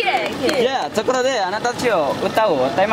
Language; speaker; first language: Japanese; non-native, learner; Indonesian